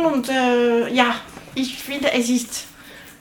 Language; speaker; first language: German; non-native, learner; French